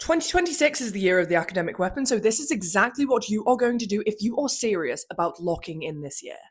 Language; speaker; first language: English; native; English